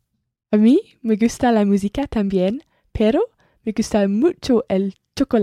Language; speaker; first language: Spanish; non-native, learner; English